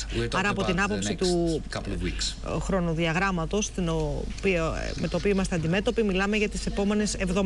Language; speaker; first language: Greek; native; Greek